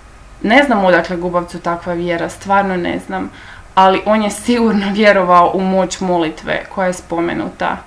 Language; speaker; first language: Croatian; native; Croatian